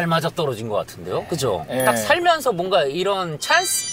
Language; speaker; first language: Korean; native; Korean